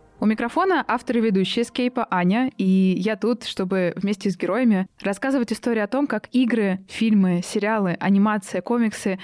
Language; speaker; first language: Russian; native; Russian